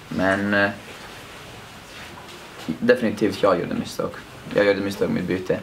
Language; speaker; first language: Swedish; non-native, fluent; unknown